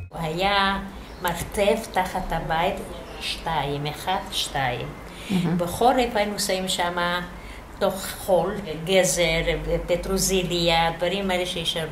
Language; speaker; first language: Hebrew; non-native, fluent; Yiddish